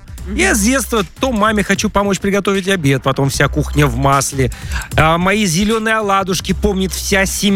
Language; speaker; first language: Russian; native; Russian